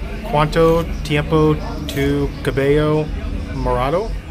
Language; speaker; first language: Spanish; non-native, learner; English